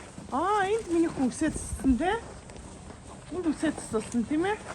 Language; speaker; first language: Swedish; non-native, learner; Mongolian